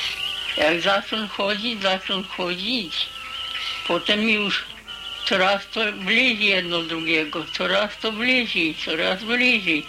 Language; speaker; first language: Polish; early bilingual, heritage; Polish